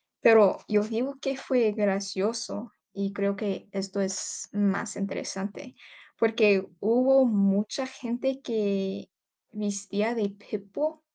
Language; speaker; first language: Spanish; non-native, learner; English